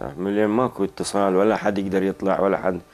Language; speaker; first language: Arabic; native; Arabic